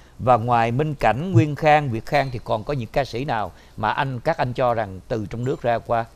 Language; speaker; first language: Vietnamese; native; Vietnamese